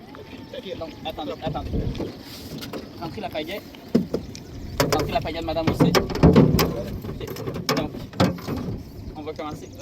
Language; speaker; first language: French; native; French